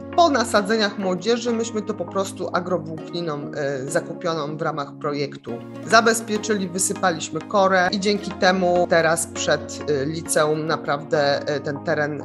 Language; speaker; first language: Polish; native; Polish